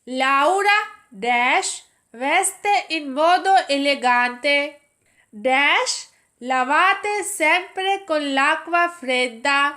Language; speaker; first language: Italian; non-native, fluent; Urdu